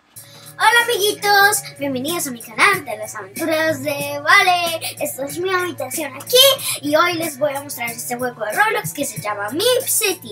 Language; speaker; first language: Spanish; early bilingual, heritage; Spanish